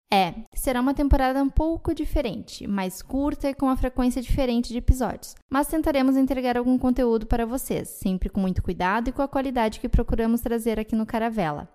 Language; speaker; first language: Portuguese; native; Portuguese